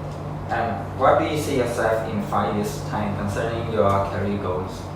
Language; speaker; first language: English; non-native, learner; Khmer